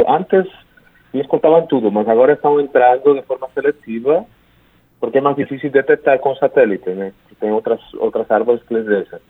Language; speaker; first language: Portuguese; non-native, fluent; Spanish